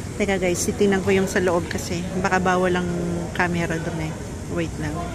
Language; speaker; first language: Filipino; native; Filipino